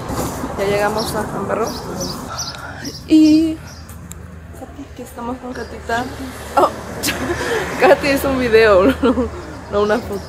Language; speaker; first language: Spanish; early bilingual, heritage; Spanish